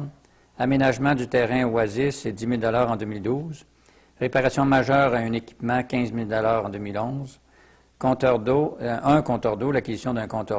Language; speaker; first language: French; native; French